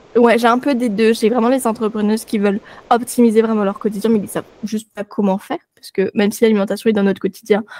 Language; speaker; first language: French; native; French